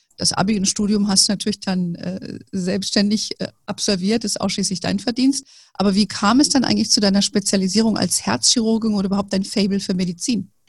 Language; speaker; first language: German; native; German